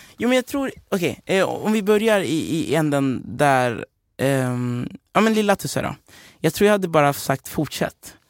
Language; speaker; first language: Swedish; early bilingual, other home language; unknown